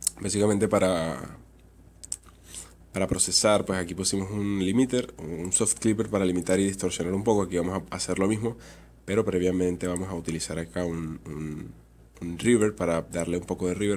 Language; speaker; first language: Spanish; native; Spanish